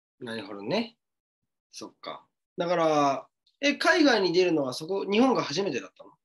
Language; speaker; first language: Japanese; native; Japanese